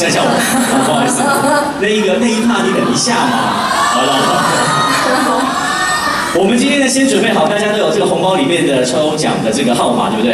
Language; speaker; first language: Chinese; native; Chinese